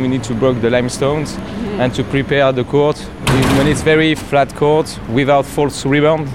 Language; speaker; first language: English; non-native, learner; French